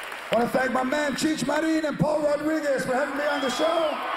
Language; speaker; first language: English; early bilingual, other home language; Spanish